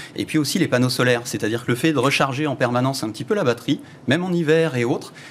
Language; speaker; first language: French; native; French